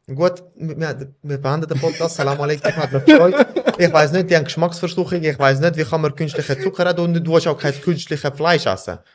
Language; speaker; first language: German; early bilingual, other home language; Albanian